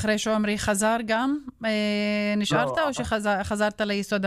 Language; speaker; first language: Hebrew; non-native, local second language; Arabic